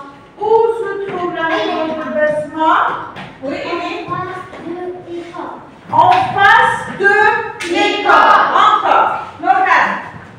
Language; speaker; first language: French; non-native, local second language; Arabic